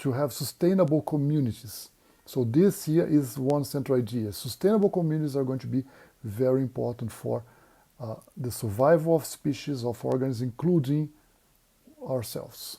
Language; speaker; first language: English; non-native, fluent; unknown